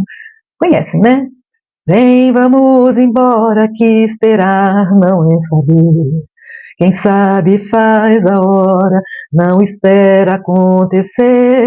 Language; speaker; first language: Portuguese; native; Portuguese